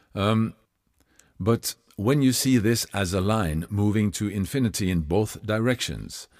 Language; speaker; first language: English; non-native, fluent; Norwegian